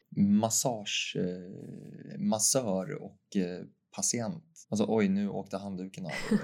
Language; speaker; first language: Swedish; native; Swedish